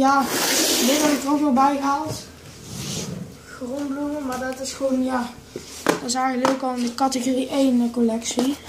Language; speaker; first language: Dutch; native; Dutch